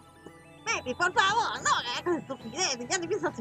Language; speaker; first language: Spanish; native; Spanish